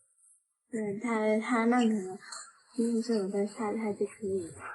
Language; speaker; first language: Chinese; non-native, learner; Lao